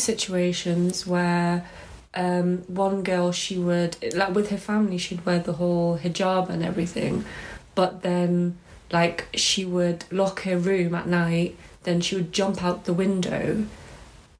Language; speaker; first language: English; native; English